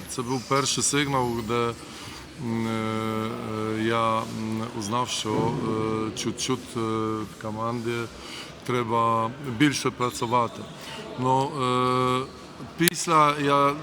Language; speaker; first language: Ukrainian; non-native, learner; Polish